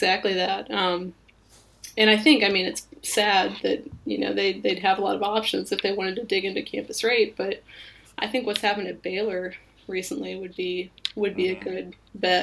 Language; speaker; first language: English; native; English